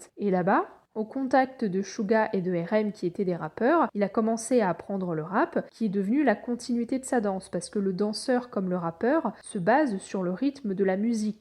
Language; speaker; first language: French; native; French